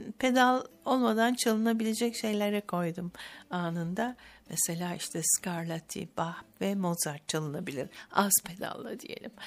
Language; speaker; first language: Turkish; native; Turkish